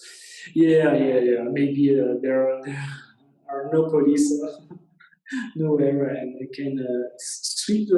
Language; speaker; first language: English; non-native, learner; Italian